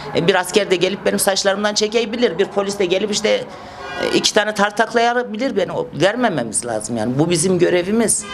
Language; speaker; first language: Turkish; native; Turkish